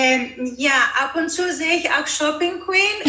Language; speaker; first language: German; non-native, fluent; Greek